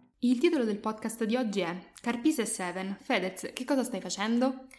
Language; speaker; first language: Italian; native; Italian